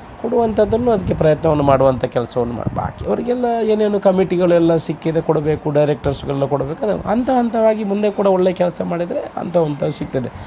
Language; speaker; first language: Kannada; non-native, local second language; Tulu